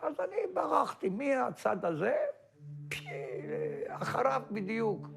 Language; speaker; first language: Hebrew; non-native, fluent; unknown